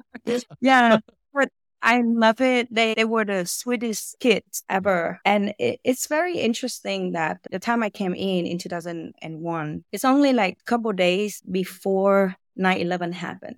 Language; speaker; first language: English; non-native, fluent; Vietnamese